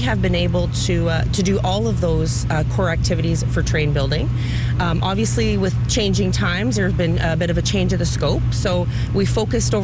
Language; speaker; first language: English; native; English